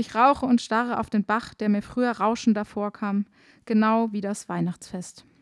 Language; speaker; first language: German; native; German